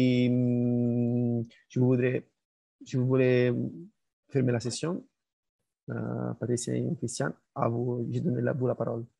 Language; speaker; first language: French; non-native, learner; Spanish